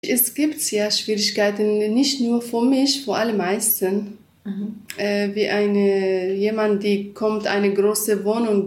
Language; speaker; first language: German; non-native, learner; Kurdish